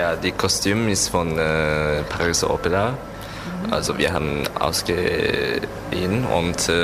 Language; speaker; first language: German; non-native, learner; Japanese